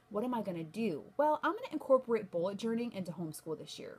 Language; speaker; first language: English; native; English